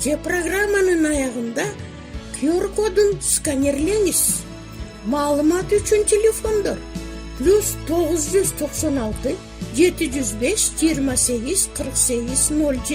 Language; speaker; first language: Kyrgyz; native; Kyrgyz